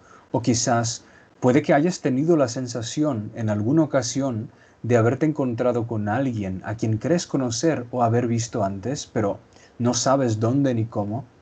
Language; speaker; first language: Spanish; non-native, fluent; Portuguese